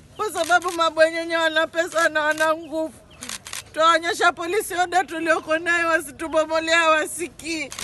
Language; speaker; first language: Swahili; native; Swahili